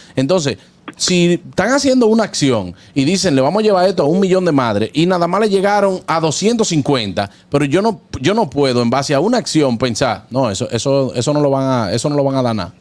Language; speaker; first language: Spanish; native; Spanish